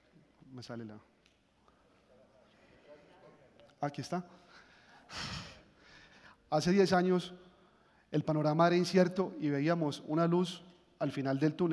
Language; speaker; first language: Spanish; native; Spanish